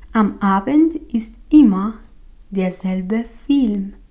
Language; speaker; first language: German; non-native, fluent; Persian